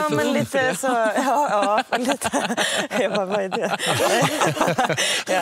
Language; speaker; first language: Swedish; native; Swedish